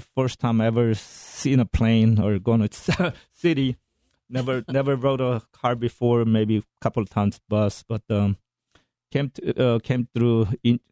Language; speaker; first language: English; non-native, fluent; Korean